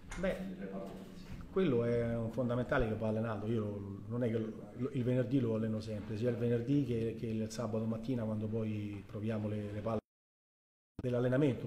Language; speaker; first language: Italian; native; Italian